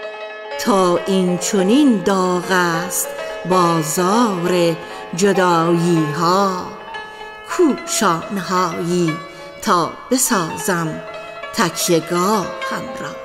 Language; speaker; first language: Persian; native; Persian